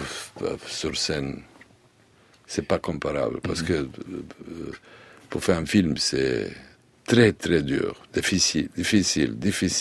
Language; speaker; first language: French; non-native, learner; Serbian